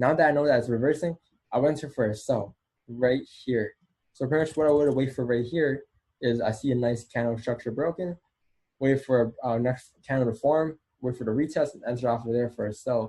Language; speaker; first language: English; native; English